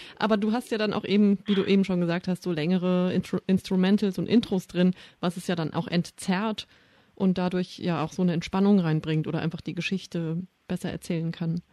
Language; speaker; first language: German; native; German